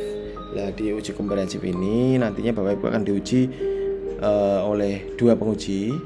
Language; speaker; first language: Indonesian; native; Indonesian